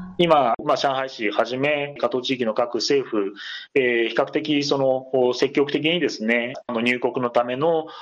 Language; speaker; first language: Japanese; native; Japanese